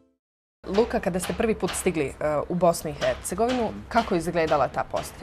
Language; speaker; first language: Serbian; native; Serbian